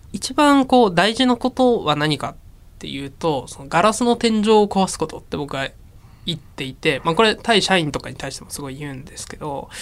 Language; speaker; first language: Japanese; native; Japanese